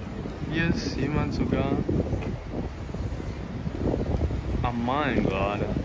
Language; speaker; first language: German; native; German